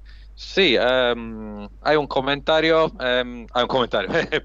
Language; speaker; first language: Spanish; non-native, fluent; Italian